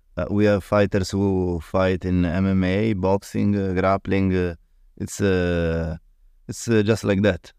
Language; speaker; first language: English; non-native, learner; Italian